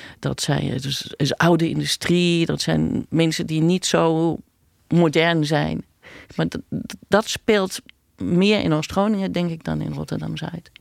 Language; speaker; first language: Dutch; native; Dutch